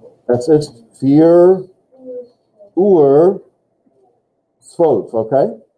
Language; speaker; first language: German; non-native, fluent; English